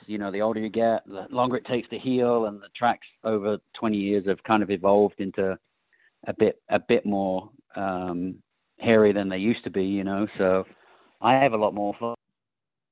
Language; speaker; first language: English; native; English